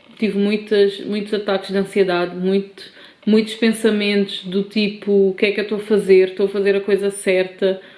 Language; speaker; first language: Portuguese; non-native, local second language; Kabuverdianu